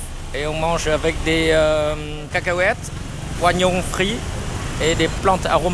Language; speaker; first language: French; non-native, fluent; Vietnamese